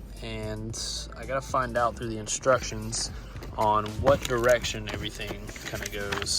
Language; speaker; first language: English; native; English